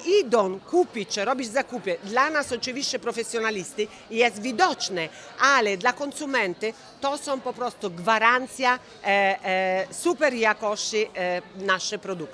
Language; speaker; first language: Polish; non-native, learner; Italian